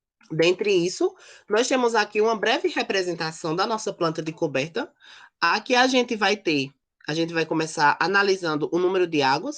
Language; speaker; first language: Portuguese; native; Portuguese